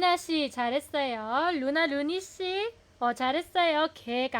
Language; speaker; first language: Korean; non-native, fluent; Filipino